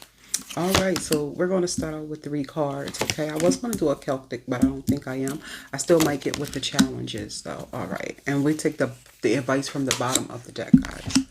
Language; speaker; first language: English; native; English